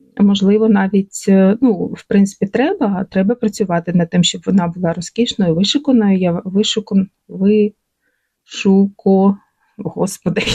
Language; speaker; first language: Ukrainian; non-native, local second language; Russian